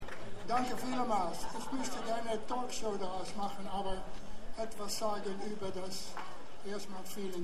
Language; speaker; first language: German; non-native, fluent; Dutch